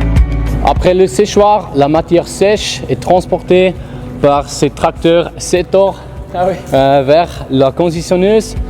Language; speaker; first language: French; non-native, fluent; German